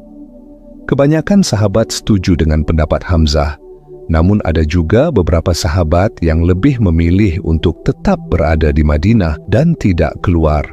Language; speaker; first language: Indonesian; native; Indonesian